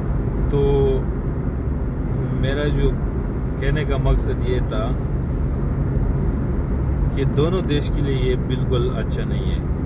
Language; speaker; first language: Hindi; non-native, local second language; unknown